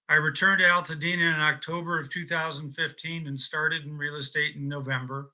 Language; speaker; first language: English; native; English